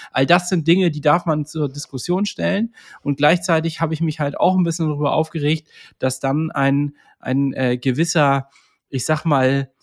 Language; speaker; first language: German; native; German